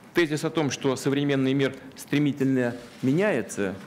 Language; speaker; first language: Russian; native; Russian